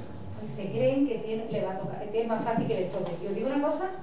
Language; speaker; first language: Spanish; native; Spanish